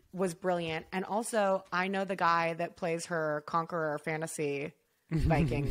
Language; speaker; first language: English; native; English